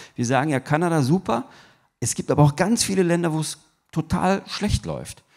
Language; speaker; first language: German; early bilingual, other home language; Turkish